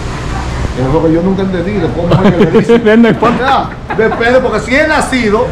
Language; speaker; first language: Spanish; native; Spanish